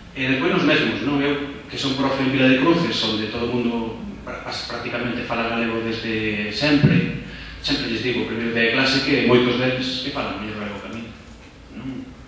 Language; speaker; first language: Galician; non-native, local second language; Spanish